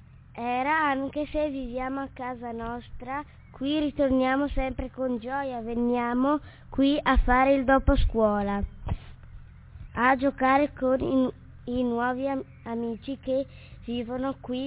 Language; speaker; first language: Italian; early bilingual, other home language; Kurdish